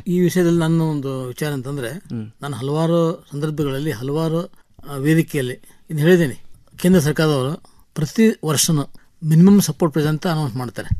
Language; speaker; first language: Kannada; native; Kannada